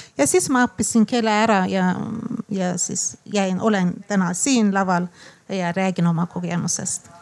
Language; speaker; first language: Estonian; non-native, fluent; Azerbaijani